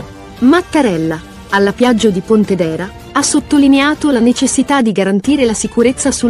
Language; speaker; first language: Italian; native; Italian